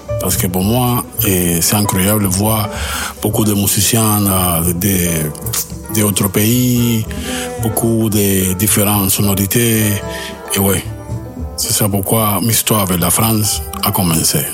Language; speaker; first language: French; non-native, fluent; Spanish